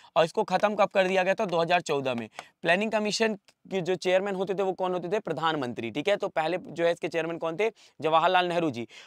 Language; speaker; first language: Hindi; native; Hindi